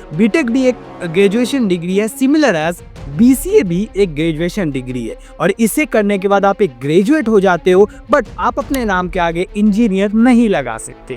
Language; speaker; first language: Hindi; native; Hindi